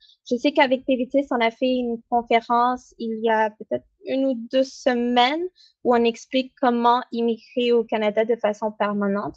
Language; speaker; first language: French; native; French